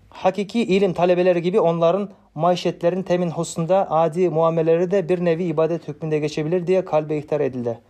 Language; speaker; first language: Turkish; non-native, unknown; Kazakh